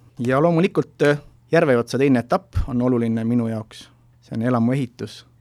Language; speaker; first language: Estonian; native; Estonian